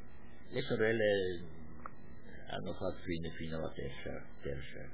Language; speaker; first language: Italian; non-native, local second language; Friulian